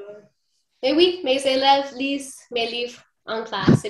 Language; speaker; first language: French; non-native, fluent; English